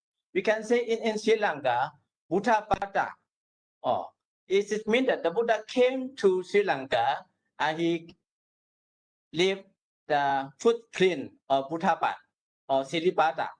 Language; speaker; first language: English; non-native, learner; Burmese